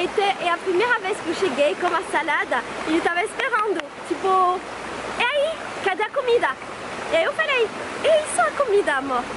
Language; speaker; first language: Portuguese; non-native, fluent; French